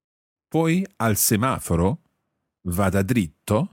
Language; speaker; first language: Italian; non-native, fluent; English